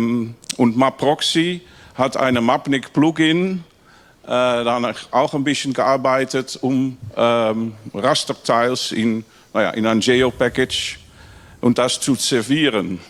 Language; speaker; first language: German; non-native, learner; Dutch